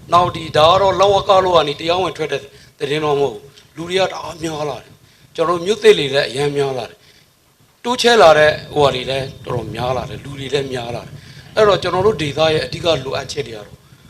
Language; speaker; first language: Burmese; native; Burmese